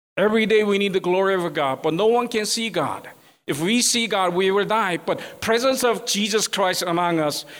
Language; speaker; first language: English; non-native, fluent; Korean